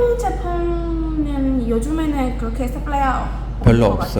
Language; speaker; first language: Korean; non-native, learner; Burmese